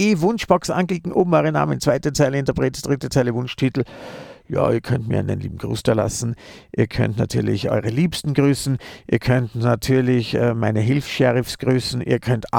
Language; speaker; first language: German; native; German